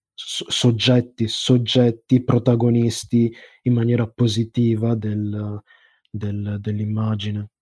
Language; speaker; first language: Italian; early bilingual, other home language; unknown